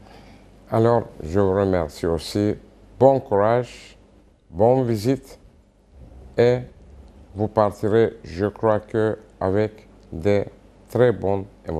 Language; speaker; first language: French; non-native, fluent; Turkish